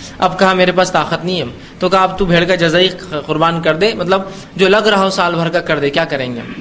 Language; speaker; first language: Urdu; native; Urdu